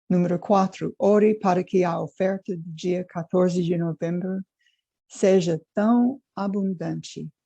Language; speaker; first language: Portuguese; non-native, fluent; English